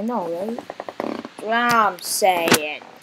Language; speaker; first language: English; native; English